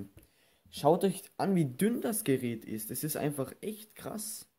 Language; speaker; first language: German; native; German